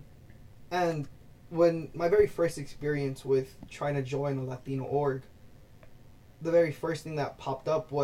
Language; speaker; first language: English; early bilingual, other home language; Spanish